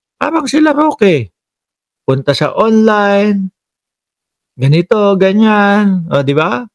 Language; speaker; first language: Filipino; non-native, local second language; Cebuano